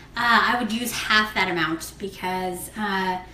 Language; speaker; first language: English; native; English